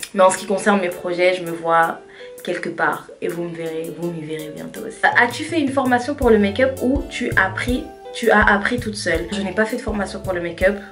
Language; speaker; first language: French; early bilingual, other home language; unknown